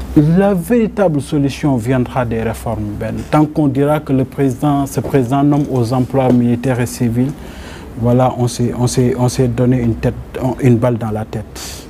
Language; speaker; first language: French; non-native, local second language; Wolof